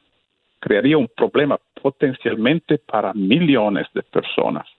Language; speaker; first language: Spanish; non-native, fluent; Italian